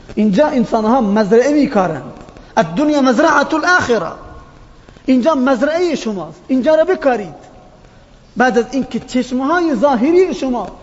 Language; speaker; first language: Persian; non-native, local second language; Baluchi